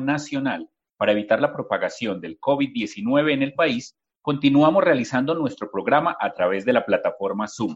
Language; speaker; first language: Spanish; native; Spanish